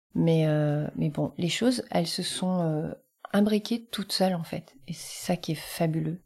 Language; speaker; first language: French; early bilingual, other home language; Vietnamese